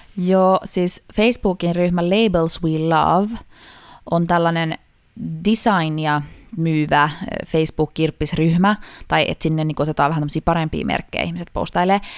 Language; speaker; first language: Finnish; native; Finnish